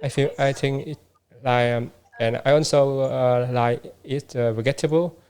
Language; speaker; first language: English; non-native, learner; Vietnamese